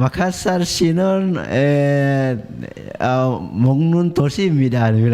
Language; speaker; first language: Indonesian; native; Indonesian